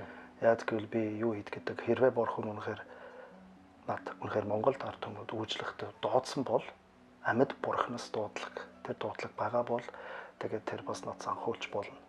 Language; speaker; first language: Mongolian; non-native, fluent; German